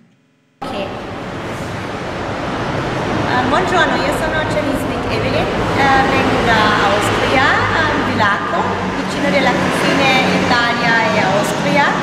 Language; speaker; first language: Italian; non-native, learner; German